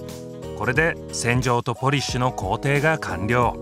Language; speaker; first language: Japanese; native; Japanese